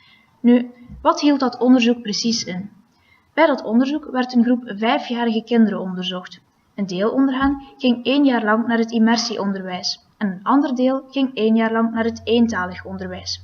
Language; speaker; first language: Dutch; native; Dutch